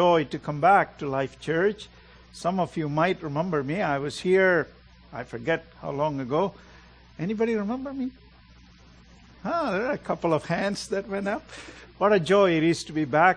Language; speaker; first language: English; non-native, local second language; Malayalam